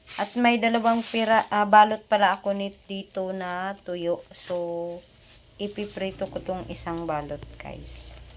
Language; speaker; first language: Filipino; non-native, local second language; Cebuano